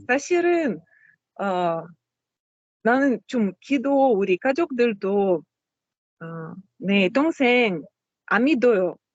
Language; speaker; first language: Korean; non-native, learner; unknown